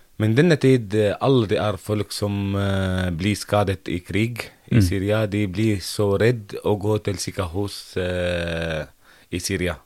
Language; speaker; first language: Norwegian; non-native, learner; Arabic